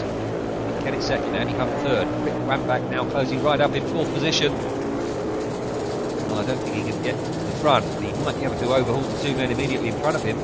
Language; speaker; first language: English; native; English